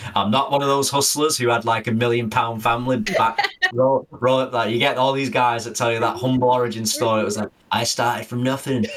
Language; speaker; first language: English; native; English